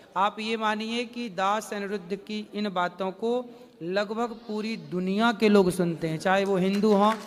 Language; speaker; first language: Hindi; native; Hindi